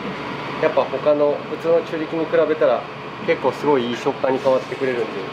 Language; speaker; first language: Japanese; native; Japanese